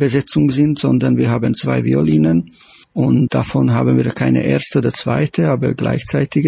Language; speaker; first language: German; non-native, fluent; Slovak